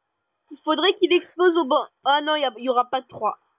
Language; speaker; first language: French; native; French